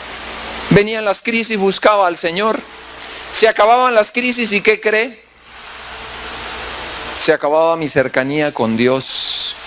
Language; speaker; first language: Spanish; native; Spanish